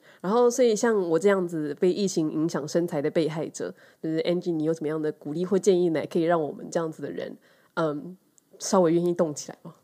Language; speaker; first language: Chinese; native; Chinese